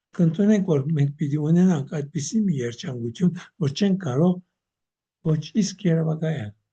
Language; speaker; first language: Armenian; early bilingual, heritage; Armenian